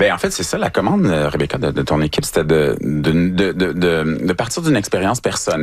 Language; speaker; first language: French; native; French